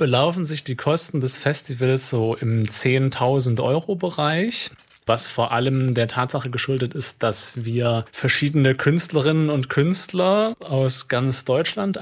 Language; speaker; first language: German; native; German